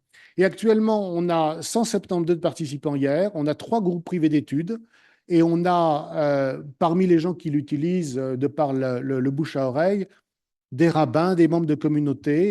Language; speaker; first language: French; native; French